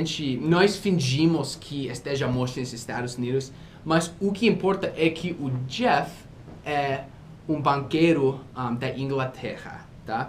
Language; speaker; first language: Portuguese; non-native, fluent; English